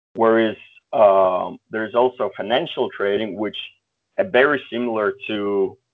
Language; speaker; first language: English; early bilingual, other home language; Russian